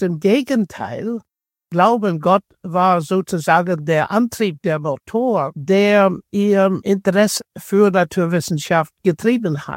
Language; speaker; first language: German; non-native, fluent; English